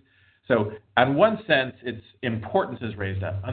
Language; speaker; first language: English; native; English